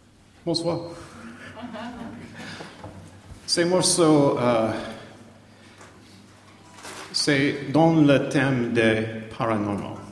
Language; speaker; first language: French; non-native, learner; English